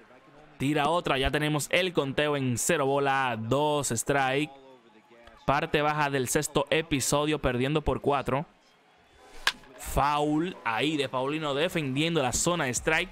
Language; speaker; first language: Spanish; native; Spanish